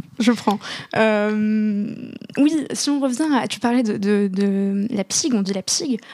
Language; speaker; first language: French; non-native, local second language; Arabic